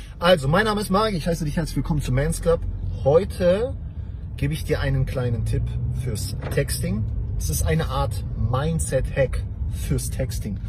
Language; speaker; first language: German; native; German